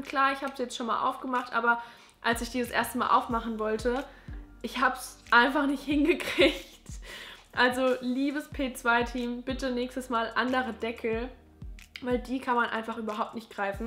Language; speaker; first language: German; native; German